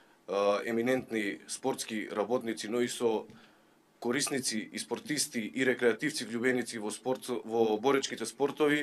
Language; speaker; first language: Macedonian; native; Macedonian